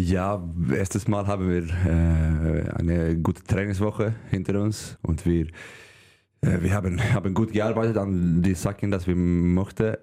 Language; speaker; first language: German; non-native, learner; Swedish